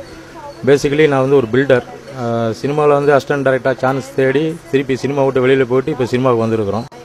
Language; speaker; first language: Tamil; native; Tamil